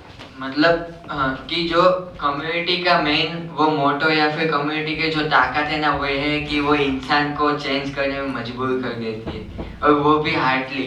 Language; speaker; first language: Hindi; native; Hindi